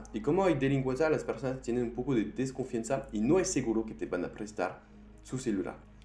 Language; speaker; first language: Spanish; non-native, fluent; French